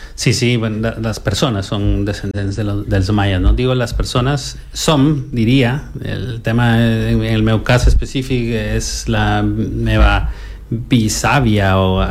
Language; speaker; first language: Catalan; non-native, fluent; Spanish